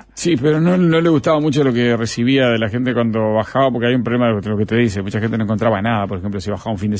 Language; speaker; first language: Spanish; native; Spanish